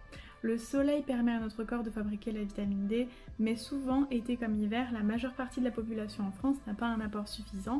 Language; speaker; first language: French; native; French